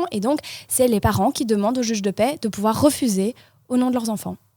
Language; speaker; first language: French; native; French